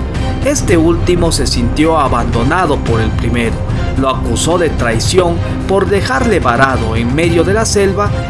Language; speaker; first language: Spanish; native; Spanish